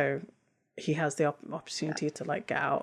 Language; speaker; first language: English; native; English